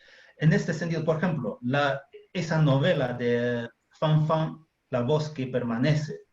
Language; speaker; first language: Spanish; non-native, fluent; Chinese